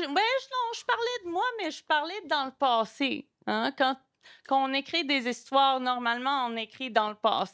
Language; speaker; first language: French; non-native, local second language; English